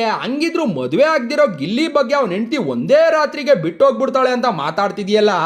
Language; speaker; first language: Kannada; native; Kannada